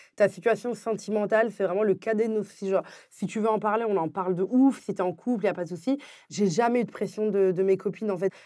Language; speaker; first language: French; early bilingual, other home language; Arabic